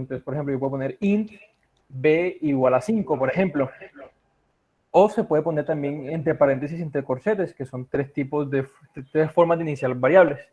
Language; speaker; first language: Spanish; native; Spanish